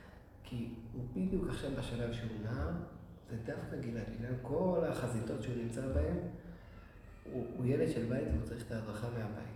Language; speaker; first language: Hebrew; native; Hebrew